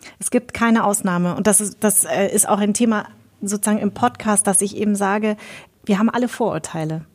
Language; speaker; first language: German; early bilingual, other home language; Vietnamese